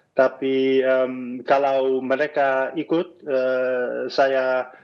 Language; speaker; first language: Indonesian; non-native, fluent; Dutch